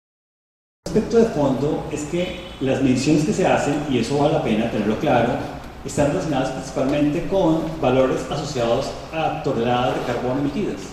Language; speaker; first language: Spanish; native; Spanish